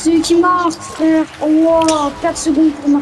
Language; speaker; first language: French; native; French